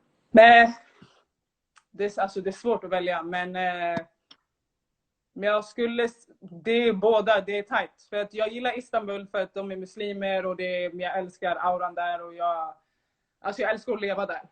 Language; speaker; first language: Swedish; early bilingual, other home language; Somali